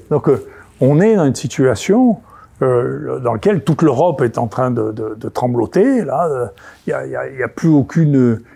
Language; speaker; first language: French; native; French